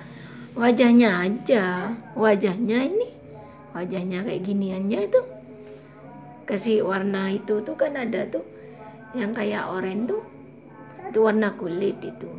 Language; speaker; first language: Indonesian; native; Indonesian